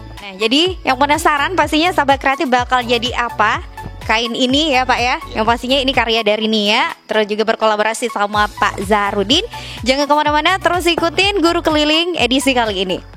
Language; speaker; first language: Indonesian; native; Indonesian